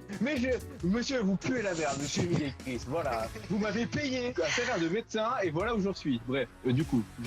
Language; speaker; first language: French; native; French